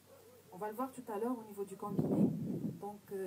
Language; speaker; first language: French; non-native, local second language; Arabic